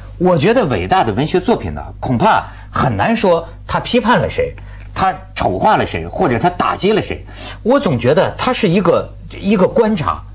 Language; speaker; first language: Chinese; native; Chinese